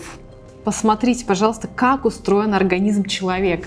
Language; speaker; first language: Russian; native; Russian